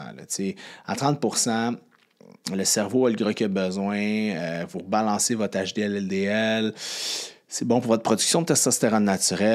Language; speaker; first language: French; native; French